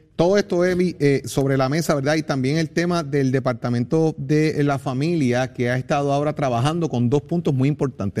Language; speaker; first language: Spanish; native; Spanish